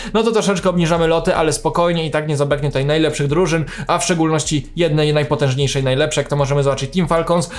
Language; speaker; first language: Polish; native; Polish